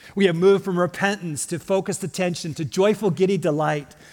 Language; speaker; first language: English; early bilingual, other home language; Swedish